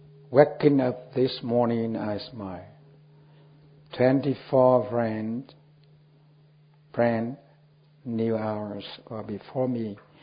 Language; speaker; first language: English; non-native, learner; Vietnamese